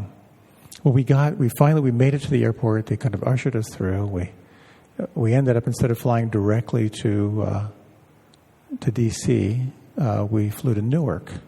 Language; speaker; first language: English; native; English